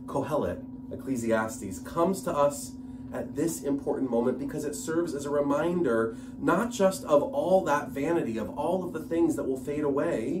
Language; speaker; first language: English; native; English